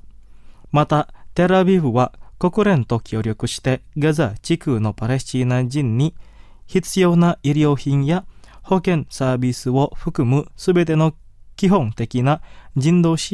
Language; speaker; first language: Japanese; non-native, fluent; Indonesian